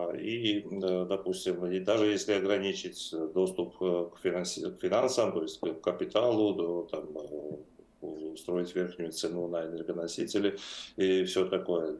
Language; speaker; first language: Russian; non-native, fluent; Georgian